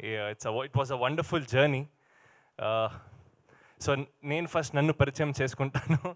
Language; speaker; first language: Telugu; non-native, learner; Kannada